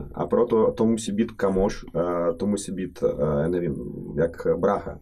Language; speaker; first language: Czech; non-native, fluent; Russian